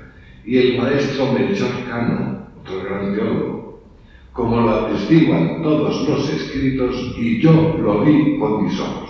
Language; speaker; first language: Spanish; native; Spanish